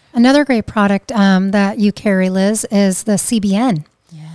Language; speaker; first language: English; native; English